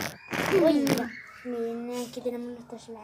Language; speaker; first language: Spanish; native; Spanish